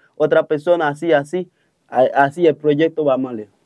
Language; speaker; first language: Spanish; non-native, fluent; Haitian Creole